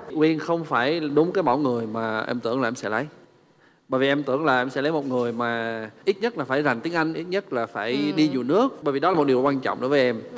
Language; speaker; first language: Vietnamese; non-native, fluent; English